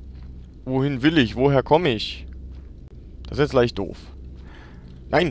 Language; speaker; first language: German; native; German